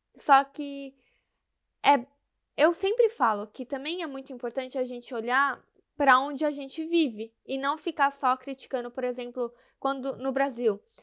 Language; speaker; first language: Portuguese; native; Portuguese